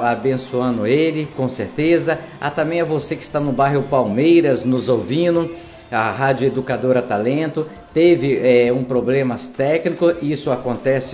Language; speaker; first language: Portuguese; native; Portuguese